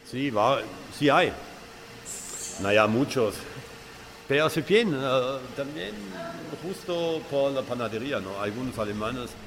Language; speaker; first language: Spanish; non-native, learner; German